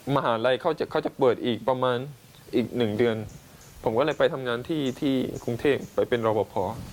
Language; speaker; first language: Thai; non-native, local second language; Pattani Malay